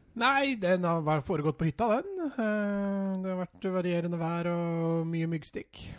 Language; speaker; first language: Norwegian; native; Norwegian